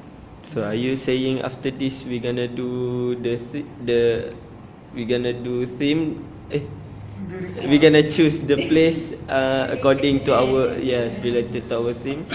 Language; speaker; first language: English; non-native, local second language; Malay